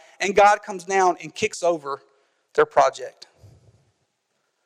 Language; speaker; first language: English; native; English